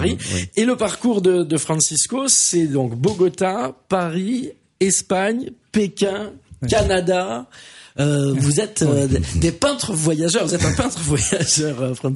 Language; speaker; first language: French; native; French